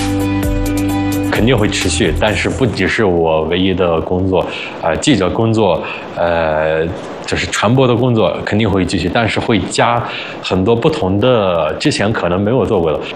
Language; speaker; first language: Chinese; early bilingual, other home language; Arabic